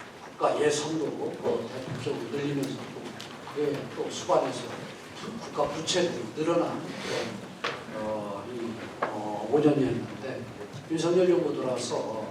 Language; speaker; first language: Korean; native; Korean